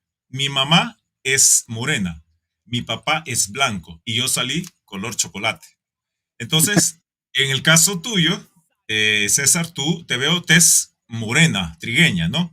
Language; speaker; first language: Spanish; native; Spanish